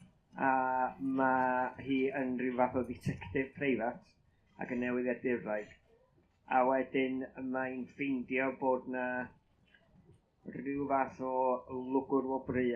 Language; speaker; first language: Welsh; native; Welsh